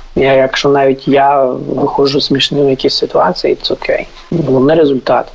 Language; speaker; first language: Ukrainian; non-native, fluent; Russian